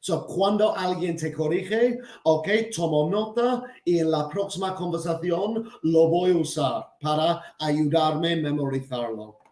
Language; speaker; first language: Spanish; non-native, fluent; English